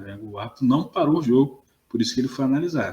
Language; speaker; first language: Portuguese; native; Portuguese